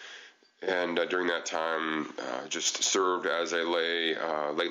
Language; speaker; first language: English; native; English